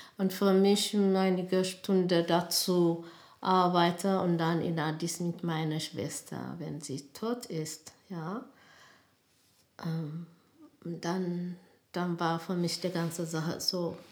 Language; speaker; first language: German; non-native, learner; Amharic